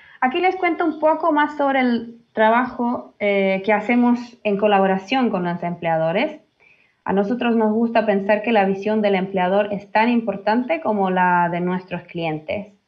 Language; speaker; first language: Spanish; early bilingual, heritage; Finnish